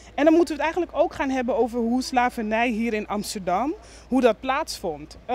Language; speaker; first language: Dutch; non-native, local second language; Papiamento